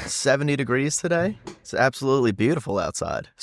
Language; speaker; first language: English; native; English